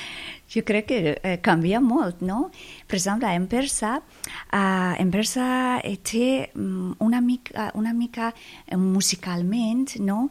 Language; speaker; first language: Catalan; non-native, fluent; Persian